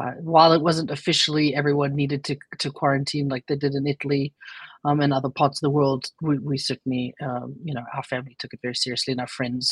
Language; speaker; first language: English; native; English